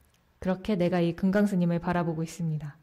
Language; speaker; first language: Korean; native; Korean